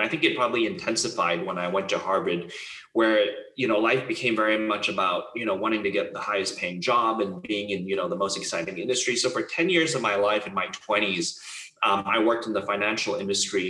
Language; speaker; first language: English; non-native, local second language; Cantonese